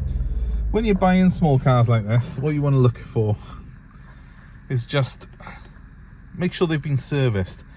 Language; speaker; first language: English; native; English